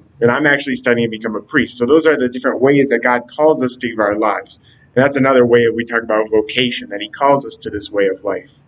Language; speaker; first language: English; native; English